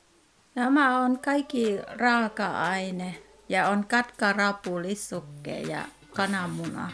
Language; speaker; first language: Finnish; non-native, learner; Thai